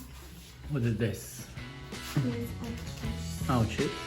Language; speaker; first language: English; non-native, learner; Russian